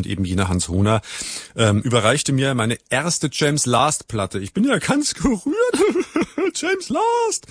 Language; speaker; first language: German; native; German